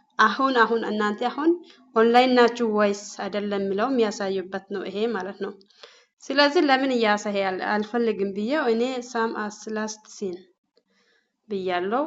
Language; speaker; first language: Amharic; non-native, local second language; Oromo